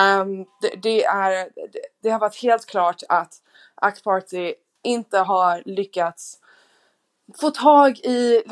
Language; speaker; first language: Swedish; non-native, fluent; English